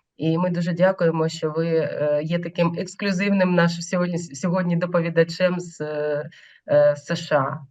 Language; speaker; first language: Ukrainian; native; Ukrainian